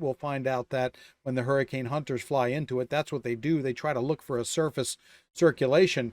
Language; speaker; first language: English; native; English